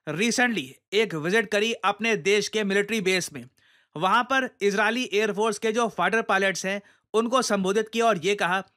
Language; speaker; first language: Hindi; native; Hindi